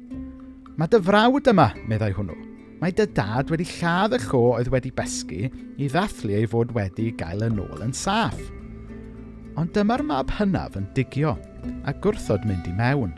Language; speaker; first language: Welsh; native; Welsh